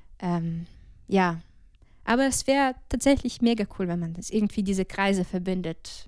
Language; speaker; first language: German; non-native, fluent; Ukrainian